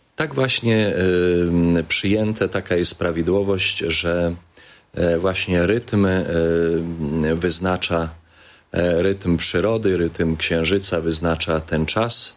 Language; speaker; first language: Polish; native; Polish